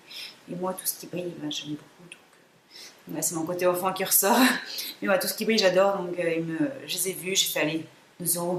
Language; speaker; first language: French; native; French